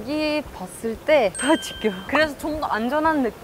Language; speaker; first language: Korean; non-native, learner; Turkish